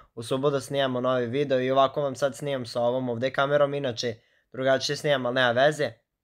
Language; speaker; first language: Serbian; native; Serbian